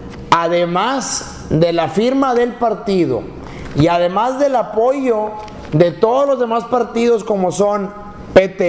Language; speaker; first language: Spanish; native; Spanish